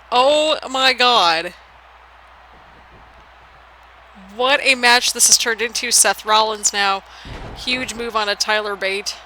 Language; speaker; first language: English; native; English